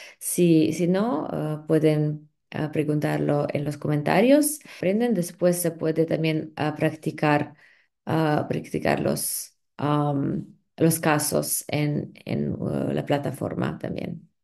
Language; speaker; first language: Spanish; non-native, fluent; Slovenian